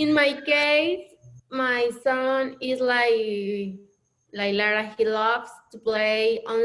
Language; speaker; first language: English; non-native, learner; Spanish